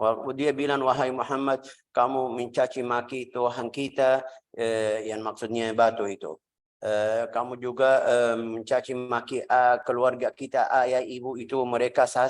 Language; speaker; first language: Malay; non-native, fluent; Arabic